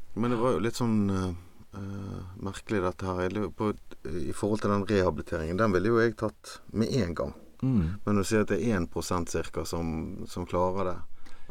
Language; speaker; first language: Norwegian; native; Norwegian